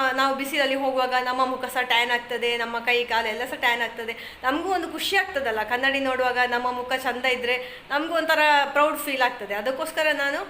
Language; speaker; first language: Kannada; non-native, local second language; Tulu